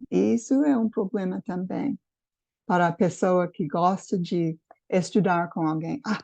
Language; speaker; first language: Portuguese; non-native, fluent; English